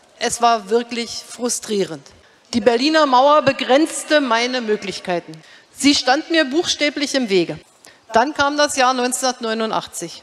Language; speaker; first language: German; native; German